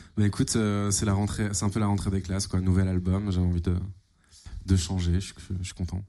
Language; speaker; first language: French; native; French